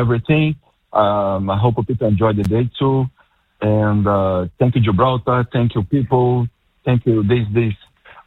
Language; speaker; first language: English; non-native, fluent; Portuguese